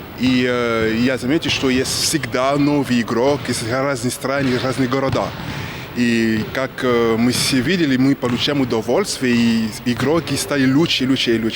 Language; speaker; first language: Russian; non-native, learner; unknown